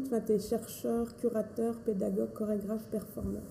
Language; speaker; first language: French; native; French